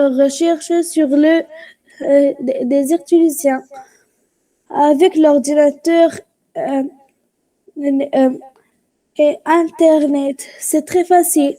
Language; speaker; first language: French; non-native, local second language; Arabic